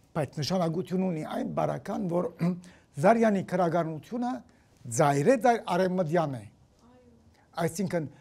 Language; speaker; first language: Armenian; early bilingual, heritage; Armenian